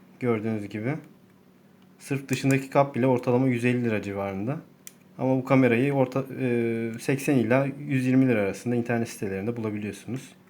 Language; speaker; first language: Turkish; native; Turkish